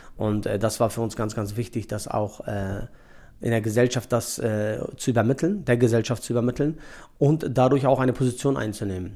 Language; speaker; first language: German; early bilingual, other home language; Turkish